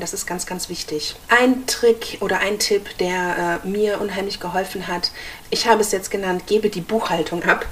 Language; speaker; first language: German; native; German